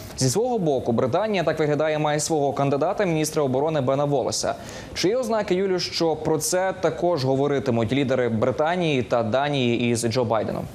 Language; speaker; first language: Ukrainian; native; Ukrainian